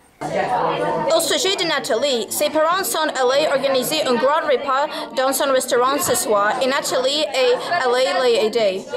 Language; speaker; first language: French; non-native, learner; English